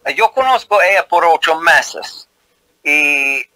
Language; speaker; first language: Spanish; non-native, learner; English